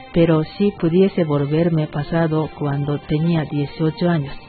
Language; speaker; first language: Spanish; non-native, learner; Japanese